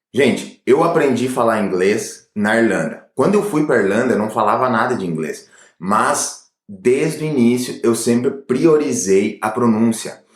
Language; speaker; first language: Portuguese; native; Portuguese